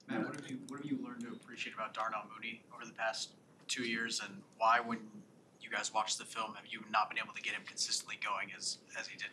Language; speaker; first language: English; native; English